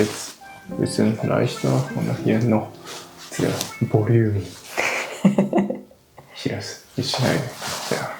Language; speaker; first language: German; non-native, learner; Japanese